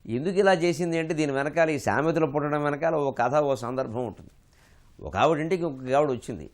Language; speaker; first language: Telugu; native; Telugu